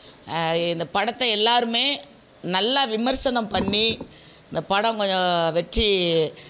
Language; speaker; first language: Tamil; native; Tamil